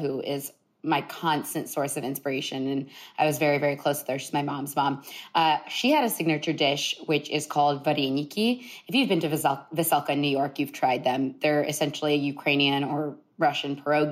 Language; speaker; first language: English; native; English